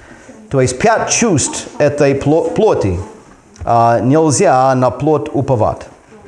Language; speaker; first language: Russian; non-native, fluent; English